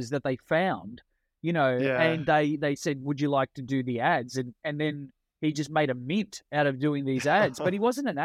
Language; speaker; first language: English; non-native, local second language; Italian